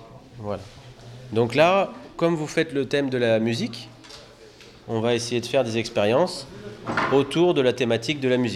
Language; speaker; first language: French; native; French